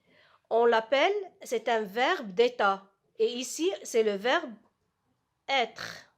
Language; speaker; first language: French; non-native, local second language; Arabic